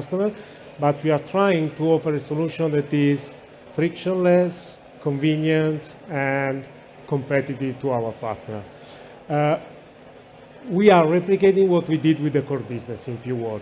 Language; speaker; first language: English; non-native, fluent; Italian